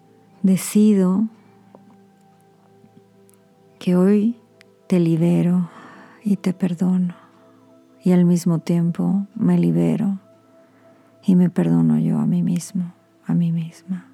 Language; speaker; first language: Spanish; native; Spanish